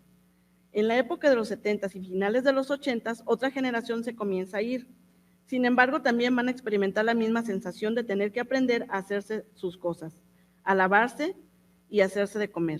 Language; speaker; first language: Spanish; native; Spanish